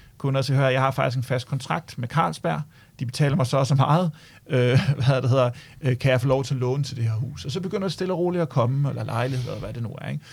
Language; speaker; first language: Danish; native; Danish